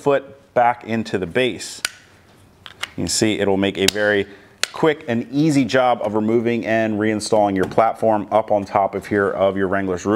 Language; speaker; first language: English; native; English